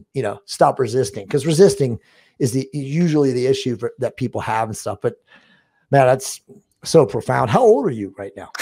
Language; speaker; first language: English; native; English